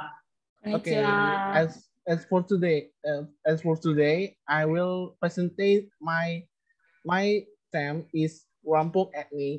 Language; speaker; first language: English; non-native, learner; Indonesian